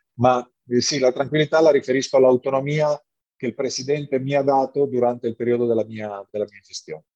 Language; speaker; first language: Italian; native; Italian